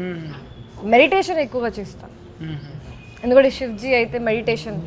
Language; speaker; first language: Telugu; non-native, local second language; Hindi